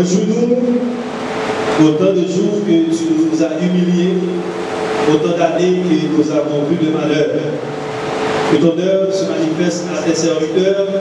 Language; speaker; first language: French; non-native, local second language; Haitian Creole